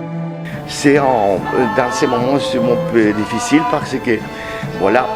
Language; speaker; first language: French; non-native, learner; Spanish